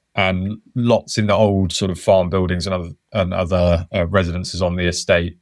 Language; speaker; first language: English; native; English